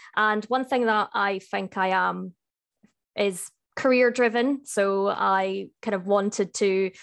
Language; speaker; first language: English; native; English